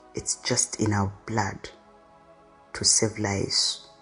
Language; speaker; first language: English; non-native, local second language; Ganda